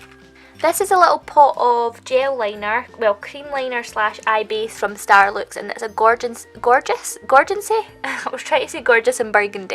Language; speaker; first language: English; native; English